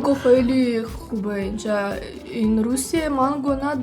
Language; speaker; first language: Persian; non-native, learner; Russian